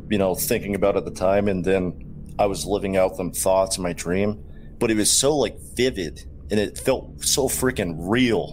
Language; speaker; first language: English; native; English